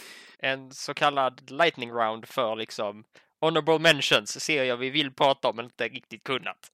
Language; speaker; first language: Swedish; native; Swedish